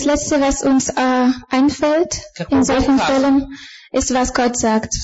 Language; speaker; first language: German; non-native, fluent; Bulgarian